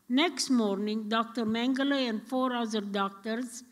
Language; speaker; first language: English; non-native, fluent; Romanian